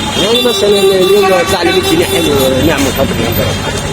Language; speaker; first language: Arabic; native; Arabic